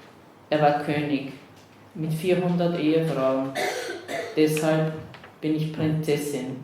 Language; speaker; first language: German; native; German